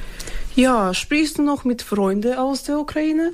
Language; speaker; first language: German; non-native, fluent; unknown